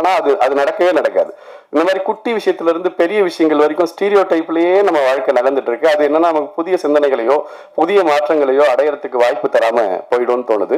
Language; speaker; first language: Tamil; native; Tamil